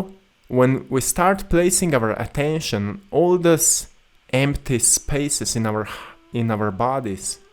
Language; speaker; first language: English; non-native, fluent; Slovenian